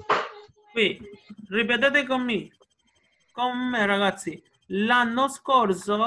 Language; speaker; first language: Italian; non-native, fluent; Spanish